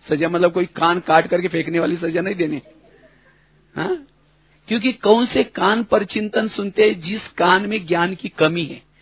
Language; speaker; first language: Hindi; non-native, local second language; Marathi